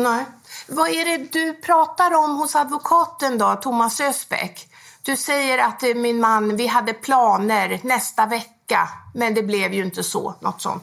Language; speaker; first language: Swedish; native; Swedish